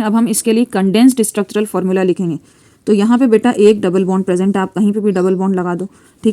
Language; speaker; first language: Hindi; native; Hindi